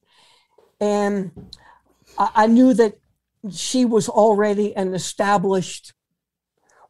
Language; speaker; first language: English; native; English